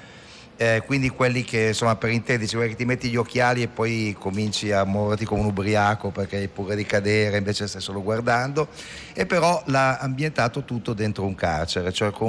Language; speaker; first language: Italian; native; Italian